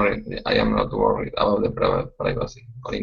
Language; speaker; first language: English; non-native, learner; Spanish